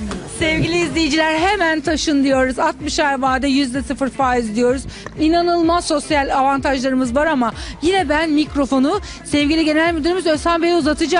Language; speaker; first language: Turkish; native; Turkish